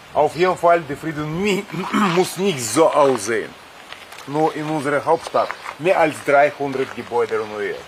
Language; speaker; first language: German; non-native, fluent; Russian